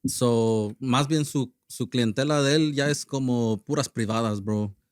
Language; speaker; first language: Spanish; early bilingual, other home language; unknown